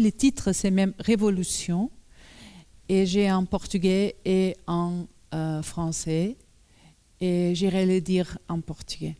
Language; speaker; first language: French; non-native, learner; Portuguese